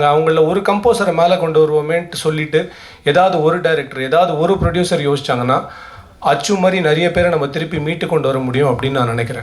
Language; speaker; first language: Tamil; native; Tamil